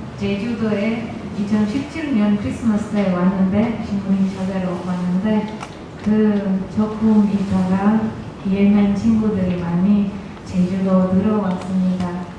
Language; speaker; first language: Korean; non-native, fluent; Romanian